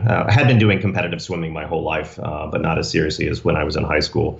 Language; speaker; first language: English; native; English